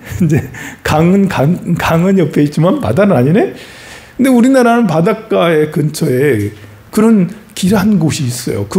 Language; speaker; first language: Korean; native; Korean